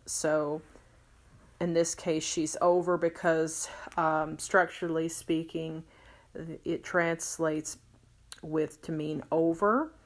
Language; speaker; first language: English; native; English